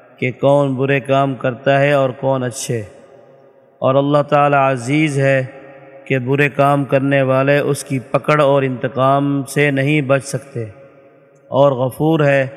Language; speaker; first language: Urdu; native; Urdu